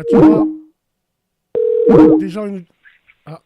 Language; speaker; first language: French; native; French